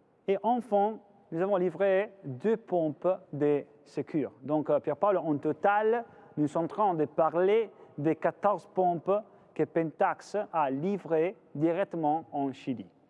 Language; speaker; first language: French; non-native, fluent; Italian